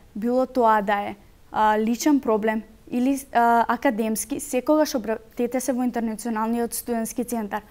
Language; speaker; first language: Macedonian; native; Macedonian